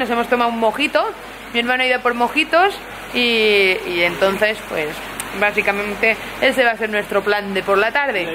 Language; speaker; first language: Spanish; native; Spanish